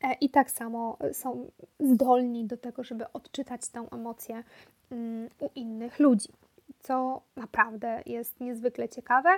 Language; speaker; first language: Polish; native; Polish